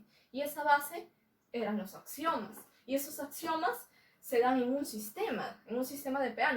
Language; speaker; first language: Spanish; native; Spanish